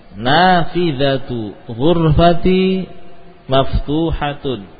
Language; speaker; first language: Arabic; non-native, fluent; Indonesian